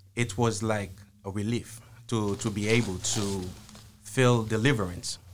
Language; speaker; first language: English; early bilingual, other home language; Haitian Creole